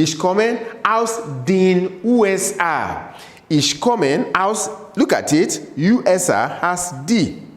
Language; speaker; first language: German; non-native, fluent; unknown